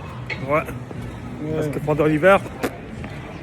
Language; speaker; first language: French; native; French